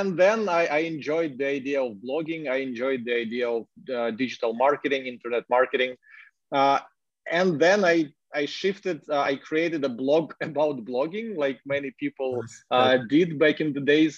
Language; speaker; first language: English; non-native, fluent; Ukrainian